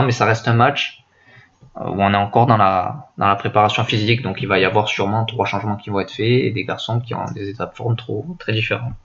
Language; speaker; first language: French; native; French